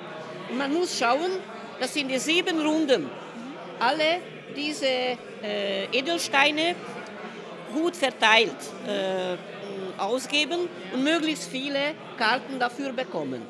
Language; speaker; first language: German; non-native, fluent; Hungarian